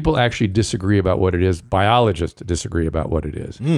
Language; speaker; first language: English; native; English